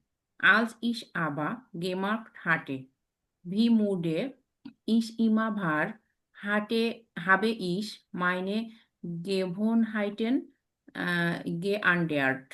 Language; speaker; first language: German; non-native, learner; Bangla